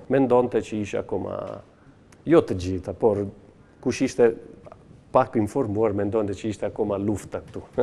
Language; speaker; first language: Albanian; non-native, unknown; Italian